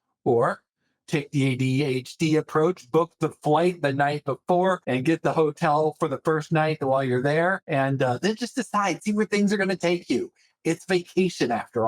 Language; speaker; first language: English; native; English